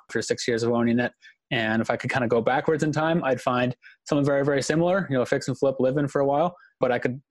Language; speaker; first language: English; native; English